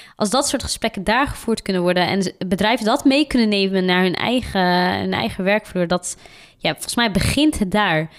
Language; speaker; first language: Dutch; early bilingual, other home language; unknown